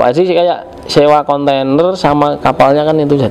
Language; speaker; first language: Indonesian; native; Indonesian